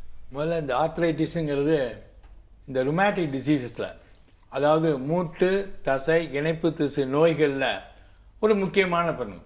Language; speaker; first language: Tamil; native; Tamil